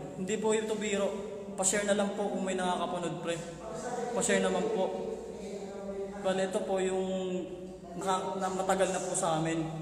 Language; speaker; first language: Filipino; non-native, local second language; Iloko